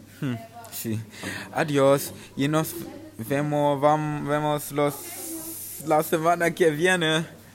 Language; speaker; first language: Spanish; non-native, learner; German